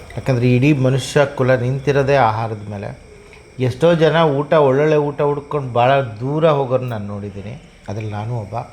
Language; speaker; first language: Kannada; native; Kannada